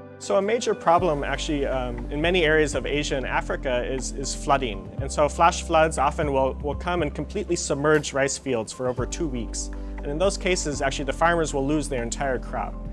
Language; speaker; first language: English; native; English